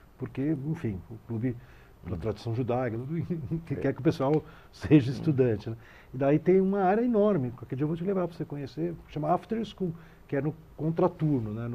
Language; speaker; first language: Portuguese; native; Portuguese